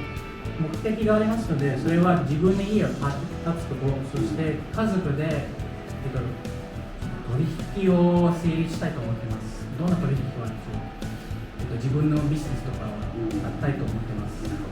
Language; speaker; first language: Japanese; non-native, fluent; Filipino